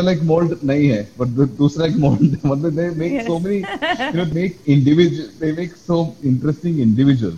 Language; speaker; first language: English; non-native, local second language; Malayalam